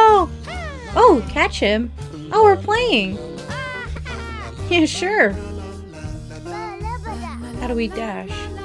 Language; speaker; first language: English; native; English